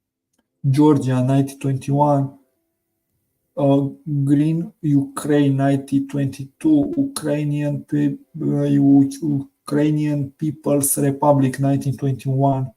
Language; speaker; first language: English; non-native, learner; Romanian